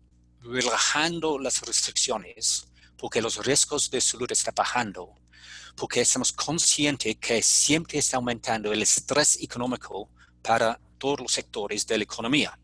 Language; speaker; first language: Spanish; non-native, fluent; English